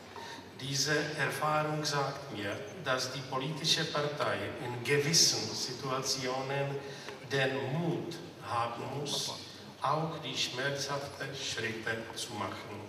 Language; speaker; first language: German; non-native, fluent; Czech